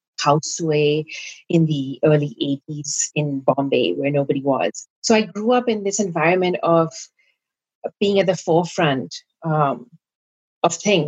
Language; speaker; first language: English; non-native, local second language; Gujarati